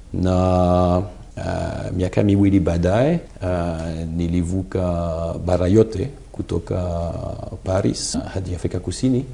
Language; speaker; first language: Swahili; non-native, fluent; French